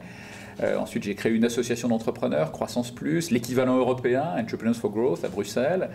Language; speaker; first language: French; native; French